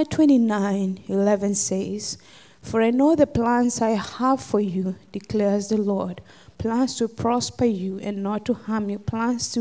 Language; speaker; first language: English; non-native, local second language; Luo (Kenya and Tanzania)